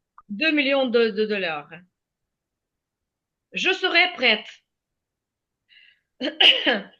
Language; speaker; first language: French; non-native, fluent; Ukrainian